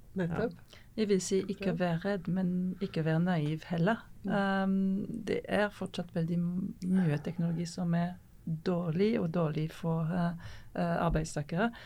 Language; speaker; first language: Norwegian; non-native, fluent; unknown